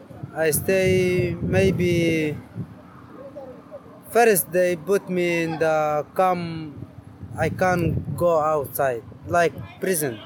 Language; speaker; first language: English; non-native, learner; Arabic